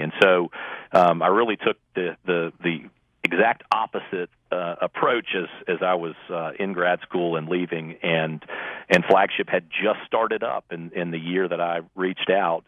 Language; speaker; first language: English; native; English